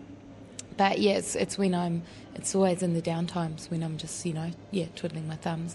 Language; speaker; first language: English; native; English